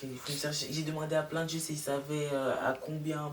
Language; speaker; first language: French; native; French